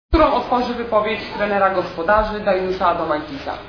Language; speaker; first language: Polish; native; Polish